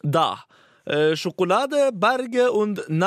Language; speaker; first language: German; non-native, learner; Norwegian